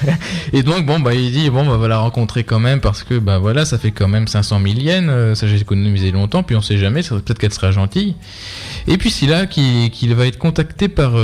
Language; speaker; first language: French; native; French